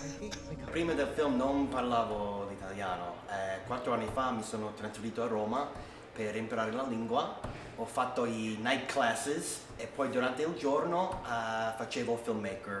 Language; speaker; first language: Italian; non-native, learner; English